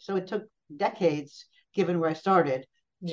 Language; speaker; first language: English; native; English